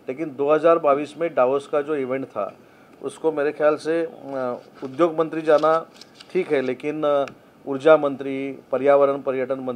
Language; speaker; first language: Hindi; non-native, local second language; Marathi